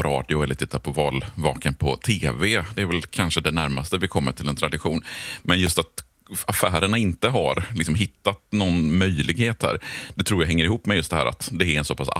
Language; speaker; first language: Swedish; native; Swedish